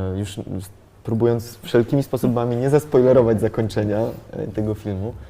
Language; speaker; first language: Polish; native; Polish